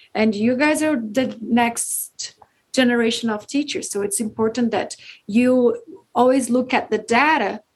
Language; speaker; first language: English; non-native, fluent; Portuguese